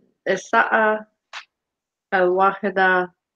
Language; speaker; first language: Arabic; non-native, learner; English